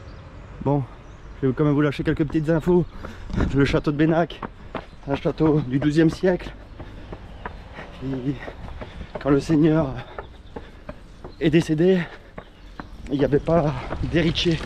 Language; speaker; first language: French; native; French